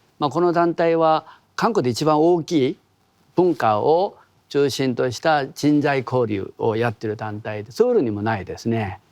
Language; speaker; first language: Japanese; non-native, fluent; Korean